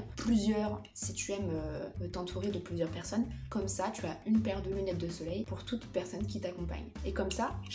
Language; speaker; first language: French; native; French